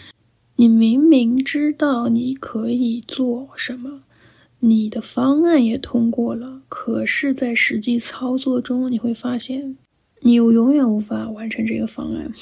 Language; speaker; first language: Chinese; native; Chinese